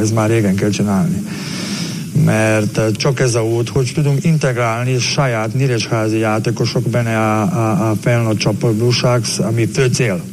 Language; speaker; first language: Hungarian; non-native, learner; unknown